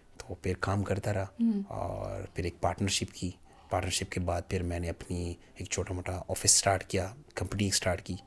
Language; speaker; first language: Urdu; non-native, local second language; Pashto